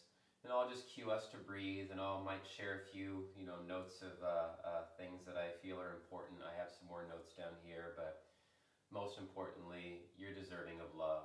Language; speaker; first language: English; native; English